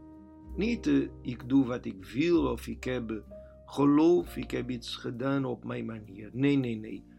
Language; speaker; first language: Dutch; non-native, learner; Portuguese